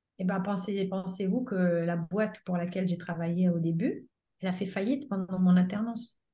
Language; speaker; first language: French; non-native, fluent; Italian